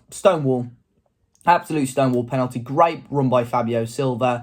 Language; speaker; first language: English; native; English